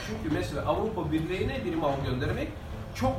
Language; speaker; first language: Turkish; non-native, fluent; Russian